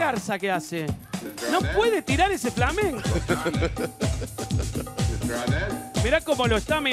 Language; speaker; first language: Spanish; native; Spanish